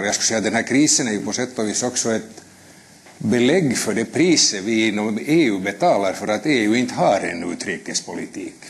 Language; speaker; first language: Swedish; native; Swedish